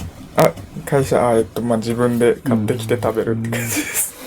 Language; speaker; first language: Japanese; native; Japanese